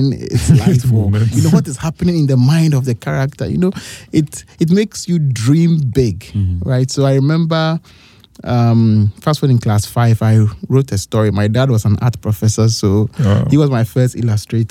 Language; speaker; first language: English; non-native, local second language; Akan